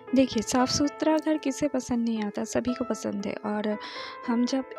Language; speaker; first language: Hindi; non-native, local second language; Bangla